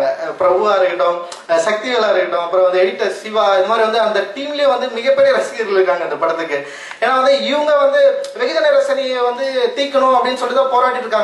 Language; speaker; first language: Tamil; native; Tamil